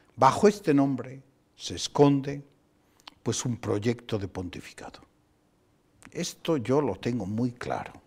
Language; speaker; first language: Spanish; non-native, local second language; Galician